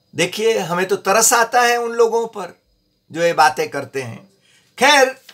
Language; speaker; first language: Hindi; non-native, local second language; Gujarati